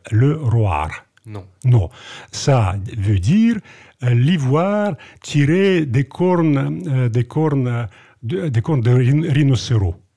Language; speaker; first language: French; non-native, fluent; Russian